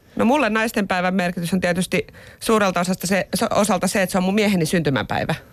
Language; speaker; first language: Finnish; native; Finnish